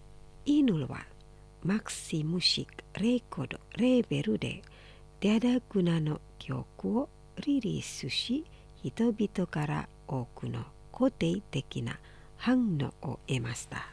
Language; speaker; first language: Japanese; non-native, fluent; Indonesian